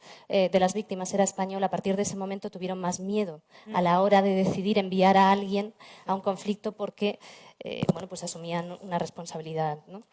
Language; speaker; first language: Spanish; native; Spanish